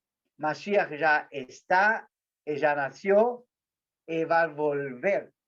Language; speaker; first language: Spanish; non-native, fluent; Portuguese